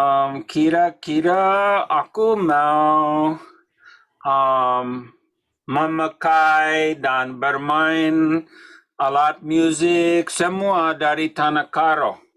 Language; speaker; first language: Indonesian; non-native, learner; English